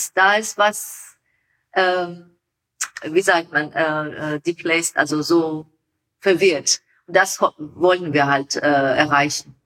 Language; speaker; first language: German; non-native, learner; Persian